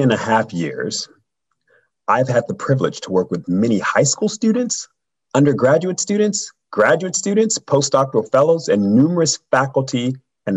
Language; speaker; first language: English; native; English